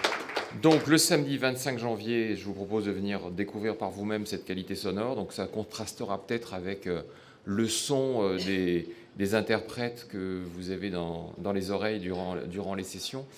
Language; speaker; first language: French; native; French